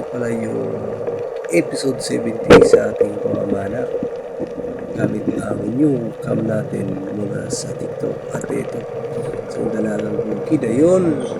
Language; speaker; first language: Filipino; native; Filipino